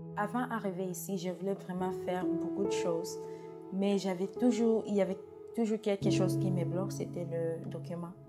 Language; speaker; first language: French; non-native, fluent; Swahili